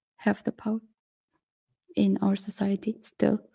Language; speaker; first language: English; non-native, fluent; Romanian